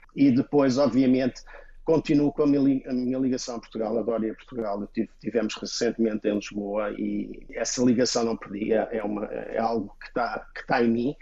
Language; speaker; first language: Portuguese; native; Portuguese